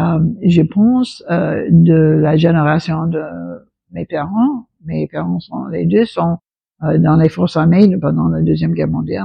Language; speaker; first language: French; non-native, local second language; English